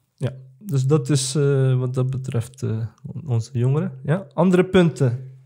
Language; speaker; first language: Dutch; early bilingual, other home language; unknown